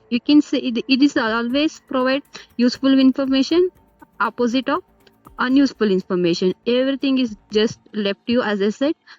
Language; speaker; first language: English; non-native, learner; Kannada